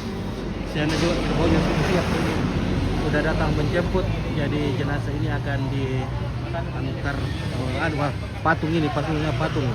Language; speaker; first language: Indonesian; non-native, local second language; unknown